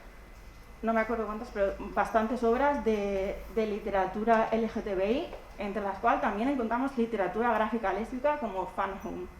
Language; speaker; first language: Spanish; native; Spanish